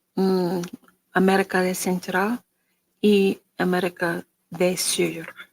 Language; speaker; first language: Spanish; non-native, learner; English